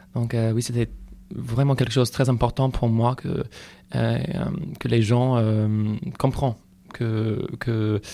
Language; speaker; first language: French; non-native, fluent; English